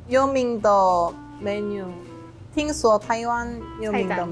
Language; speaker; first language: Chinese; non-native, learner; Korean